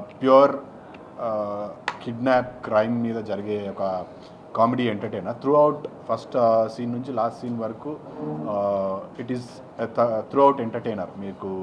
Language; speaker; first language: Telugu; native; Telugu